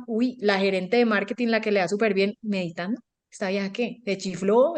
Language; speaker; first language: Spanish; native; Spanish